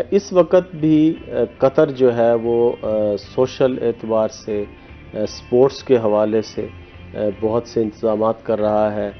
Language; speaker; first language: Urdu; non-native, local second language; Haryanvi